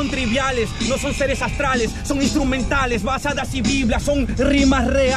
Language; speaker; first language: Spanish; native; Spanish